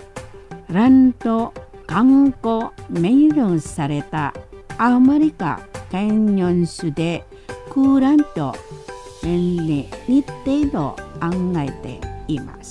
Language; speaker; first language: Japanese; non-native, fluent; Indonesian